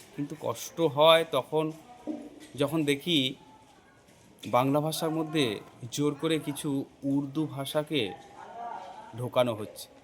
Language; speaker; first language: Bangla; native; Bangla